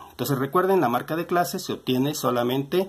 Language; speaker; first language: Spanish; native; Spanish